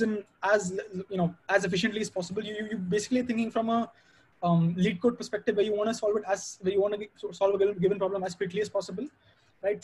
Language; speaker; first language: English; non-native, local second language; Hindi